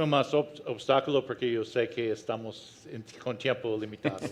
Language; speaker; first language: Spanish; non-native, fluent; Portuguese